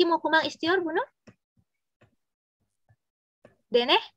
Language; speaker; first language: Turkish; non-native, learner; Indonesian